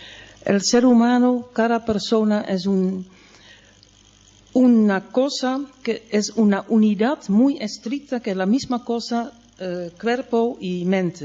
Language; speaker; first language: Spanish; non-native, fluent; Dutch